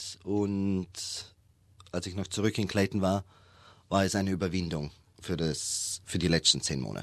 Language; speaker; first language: German; native; German